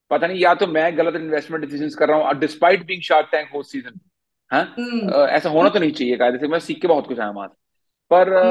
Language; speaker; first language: Hindi; native; Hindi